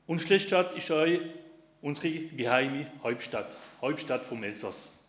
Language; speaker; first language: German; non-native, local second language; French